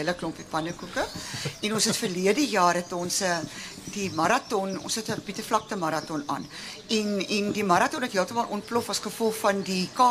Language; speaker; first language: Afrikaans; native; Afrikaans